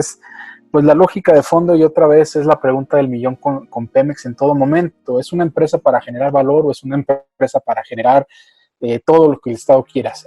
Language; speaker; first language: Spanish; native; Spanish